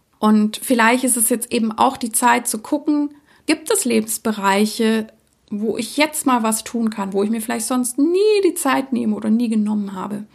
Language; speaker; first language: German; early bilingual, other home language; Czech